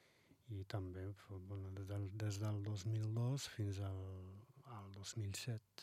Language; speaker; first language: Catalan; non-native, learner; Arabic